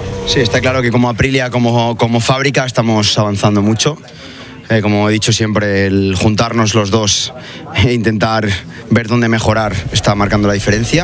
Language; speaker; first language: Spanish; native; Spanish